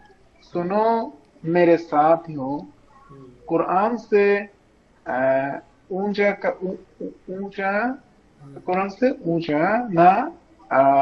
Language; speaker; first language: Hindi; non-native, learner; Bangla